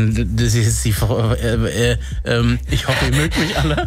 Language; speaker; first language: German; native; German